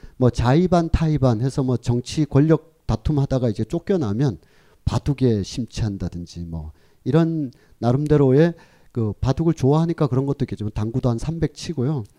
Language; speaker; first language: Korean; native; Korean